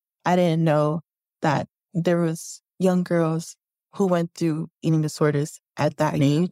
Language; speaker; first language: English; native; English